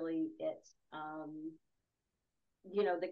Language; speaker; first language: English; native; English